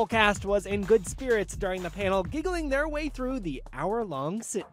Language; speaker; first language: English; native; English